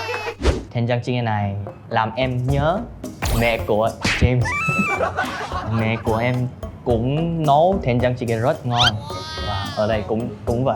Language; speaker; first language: Vietnamese; non-native, learner; Korean